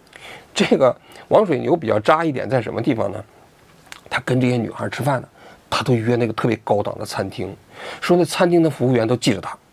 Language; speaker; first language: Chinese; native; Chinese